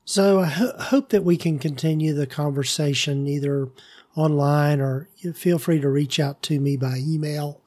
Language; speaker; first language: English; native; English